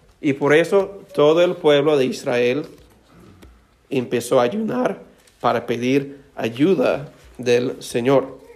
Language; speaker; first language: Spanish; non-native, fluent; English